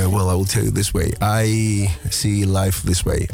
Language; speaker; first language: English; early bilingual, other home language; Greek